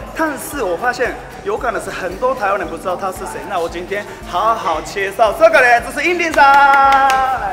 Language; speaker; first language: Chinese; non-native, fluent; Japanese